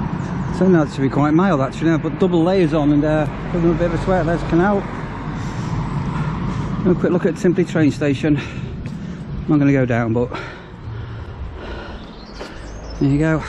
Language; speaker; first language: English; native; English